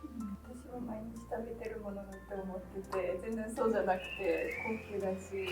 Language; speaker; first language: Japanese; non-native, fluent; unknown